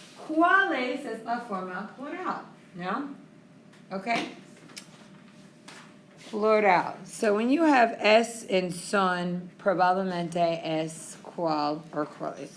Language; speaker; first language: Spanish; non-native, fluent; English